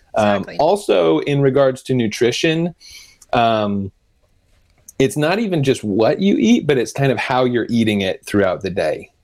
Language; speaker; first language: English; native; English